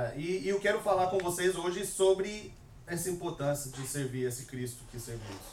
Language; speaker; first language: Portuguese; non-native, fluent; English